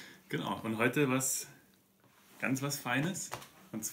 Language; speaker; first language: German; native; German